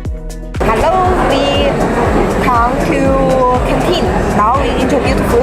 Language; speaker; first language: English; non-native, learner; Chinese